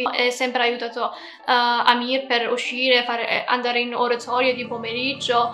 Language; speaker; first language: Italian; non-native, learner; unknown